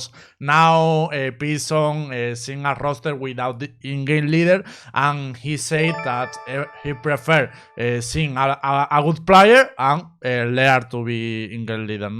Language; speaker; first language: English; non-native, learner; Spanish